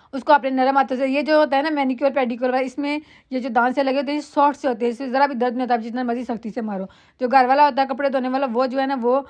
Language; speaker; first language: Urdu; non-native, local second language; Punjabi